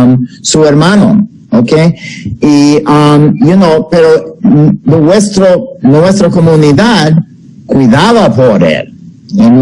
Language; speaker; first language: Spanish; non-native, fluent; English